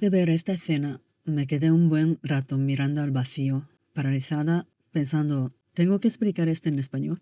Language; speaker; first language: Spanish; non-native, fluent; Japanese